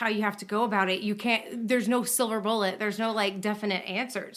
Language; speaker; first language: English; native; English